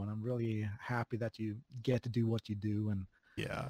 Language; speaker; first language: English; non-native, fluent; Swedish